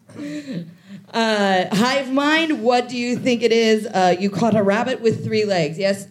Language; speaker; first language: English; native; English